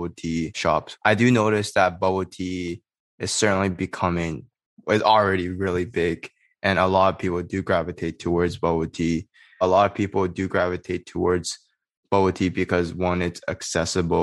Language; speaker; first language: English; native; English